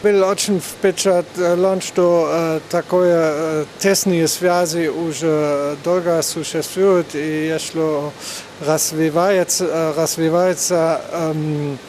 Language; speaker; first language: Russian; non-native, learner; German